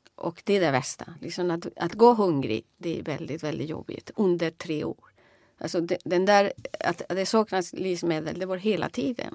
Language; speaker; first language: Swedish; non-native, fluent; Spanish